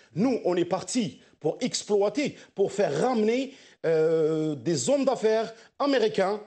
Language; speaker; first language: French; non-native, local second language; Arabic